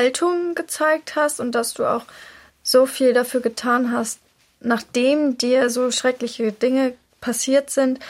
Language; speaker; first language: German; native; German